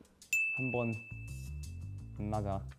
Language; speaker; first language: Korean; native; Korean